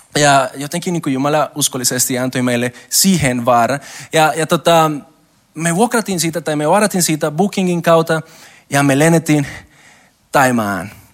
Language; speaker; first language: Finnish; non-native, learner; Spanish